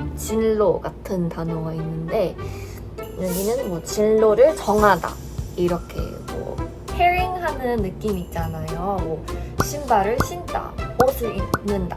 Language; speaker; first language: Korean; non-native, fluent; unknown